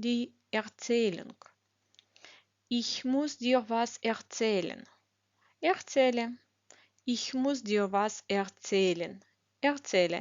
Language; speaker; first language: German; non-native, fluent; Ukrainian